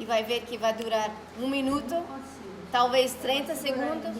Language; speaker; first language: Portuguese; non-native, fluent; Spanish